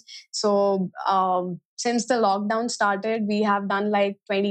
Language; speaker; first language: English; non-native, local second language; Hindi